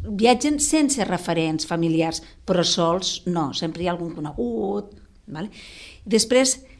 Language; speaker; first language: Catalan; non-native, local second language; Spanish